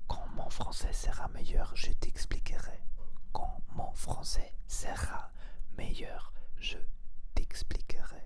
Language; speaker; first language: French; non-native, learner; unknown